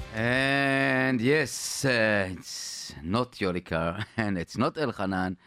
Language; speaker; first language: English; non-native, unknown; Hebrew